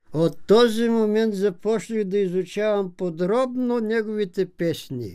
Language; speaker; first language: Bulgarian; native; Bulgarian